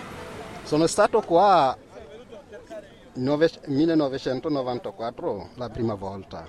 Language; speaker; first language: Italian; non-native, learner; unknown